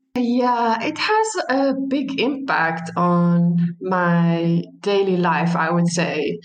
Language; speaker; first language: English; non-native, fluent; Arabic